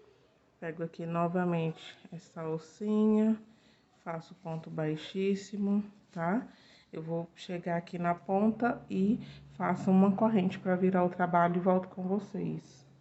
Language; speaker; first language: Portuguese; native; Portuguese